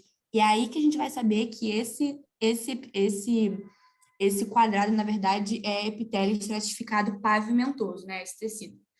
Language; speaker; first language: Portuguese; native; Portuguese